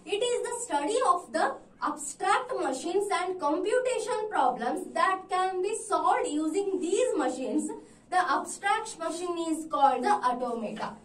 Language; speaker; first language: English; non-native, local second language; Kannada